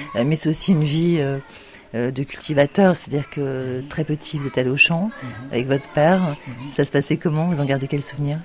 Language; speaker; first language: French; native; French